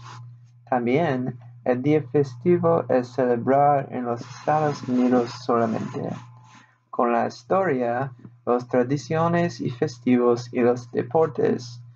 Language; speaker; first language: Spanish; non-native, learner; English